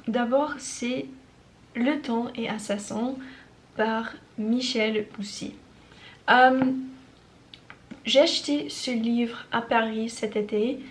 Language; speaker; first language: French; non-native, learner; English